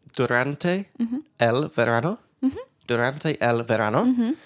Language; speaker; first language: Spanish; non-native, learner; English